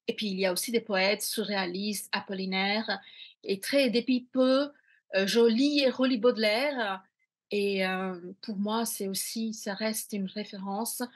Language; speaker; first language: French; non-native, fluent; Bangla